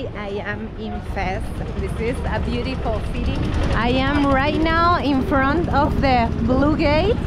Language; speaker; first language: English; non-native, fluent; Spanish